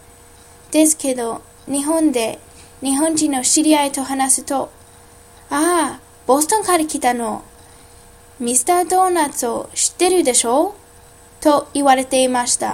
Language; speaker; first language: Japanese; non-native, learner; English